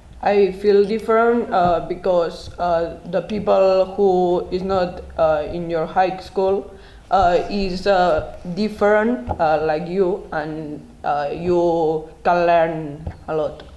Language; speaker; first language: English; non-native, learner; Spanish